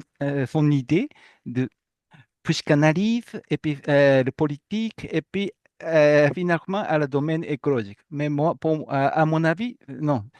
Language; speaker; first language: French; non-native, fluent; Japanese